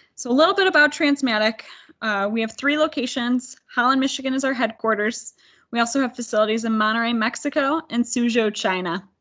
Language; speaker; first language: English; native; English